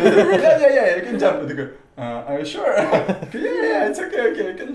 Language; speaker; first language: English; non-native, learner; Russian